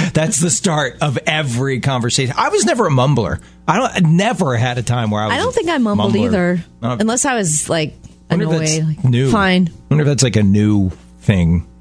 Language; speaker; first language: English; native; English